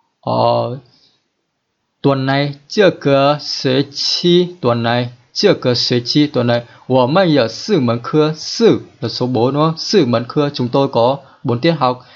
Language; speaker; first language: Chinese; non-native, fluent; Vietnamese